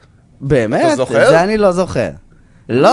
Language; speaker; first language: Hebrew; native; Hebrew